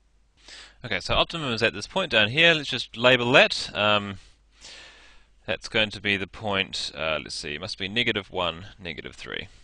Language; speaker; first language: English; native; English